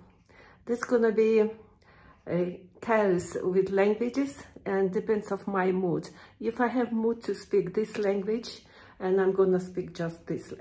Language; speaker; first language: English; non-native, learner; Russian